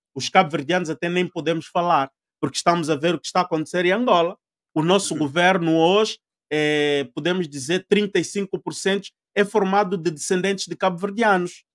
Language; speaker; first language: Portuguese; native; Portuguese